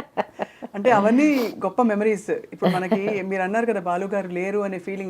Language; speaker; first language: Telugu; native; Telugu